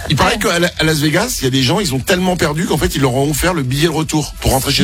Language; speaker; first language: French; native; French